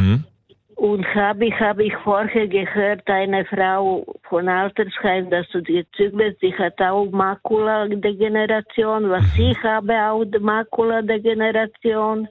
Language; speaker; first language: German; non-native, learner; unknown